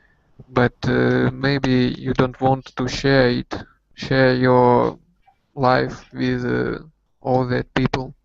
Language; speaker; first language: English; non-native, learner; Russian